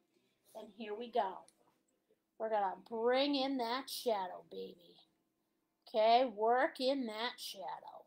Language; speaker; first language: English; native; English